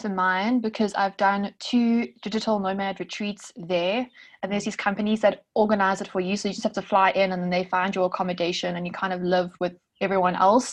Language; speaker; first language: English; native; English